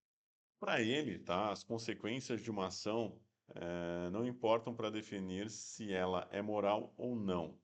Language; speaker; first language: Portuguese; native; Portuguese